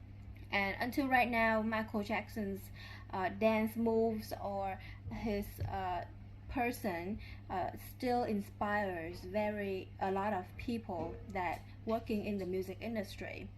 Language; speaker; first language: English; non-native, learner; Vietnamese